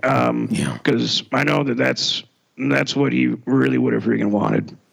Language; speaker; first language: English; native; English